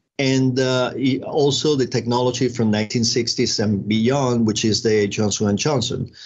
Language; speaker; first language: English; non-native, fluent; Spanish